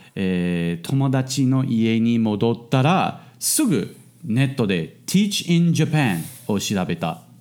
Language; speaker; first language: Japanese; non-native, fluent; English